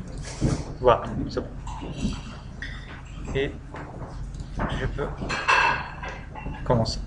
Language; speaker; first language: French; non-native, fluent; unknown